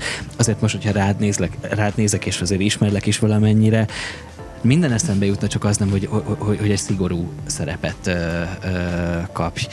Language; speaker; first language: Hungarian; native; Hungarian